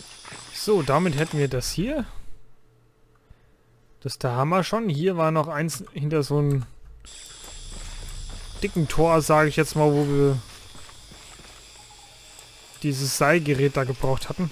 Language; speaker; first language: German; native; German